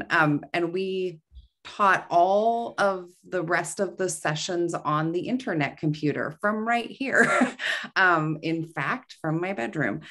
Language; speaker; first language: English; native; English